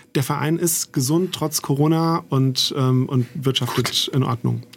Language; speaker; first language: German; native; German